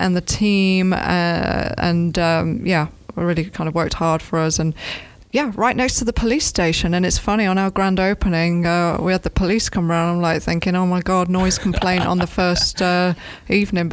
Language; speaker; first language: English; native; English